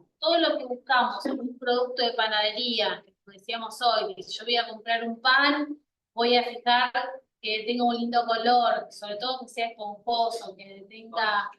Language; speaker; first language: Spanish; native; Spanish